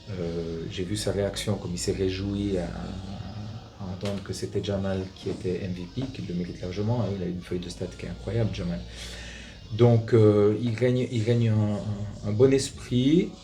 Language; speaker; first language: French; native; French